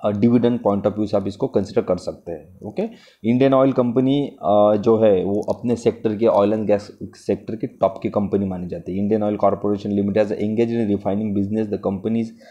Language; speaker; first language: Hindi; non-native, local second language; Marathi